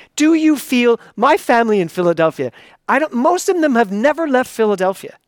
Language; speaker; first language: English; native; English